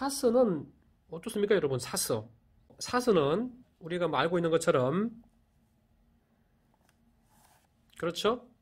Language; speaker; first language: Korean; native; Korean